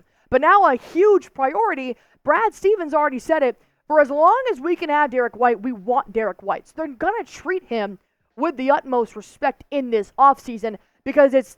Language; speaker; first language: English; native; English